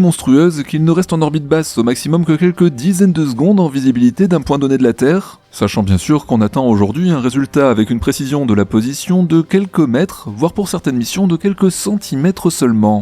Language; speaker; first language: French; native; French